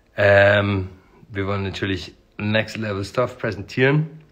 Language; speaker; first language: German; non-native, fluent; English